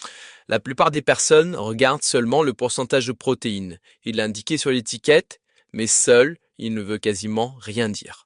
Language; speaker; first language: French; native; French